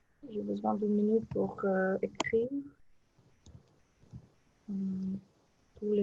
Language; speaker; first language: French; non-native, learner; Russian